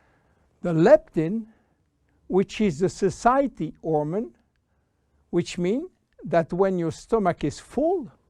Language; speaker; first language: English; non-native, fluent; French